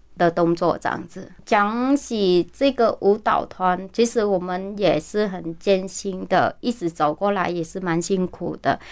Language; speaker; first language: Chinese; non-native, fluent; Vietnamese